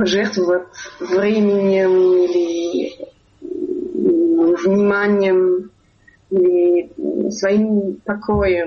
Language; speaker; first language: Russian; non-native, fluent; German